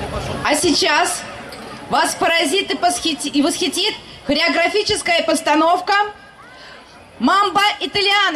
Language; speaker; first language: Russian; native; Russian